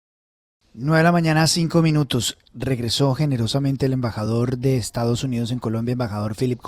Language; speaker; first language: Spanish; native; Spanish